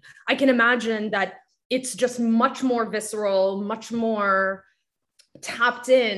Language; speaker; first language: English; non-native, fluent; Japanese